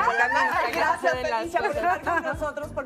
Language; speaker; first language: Spanish; native; Spanish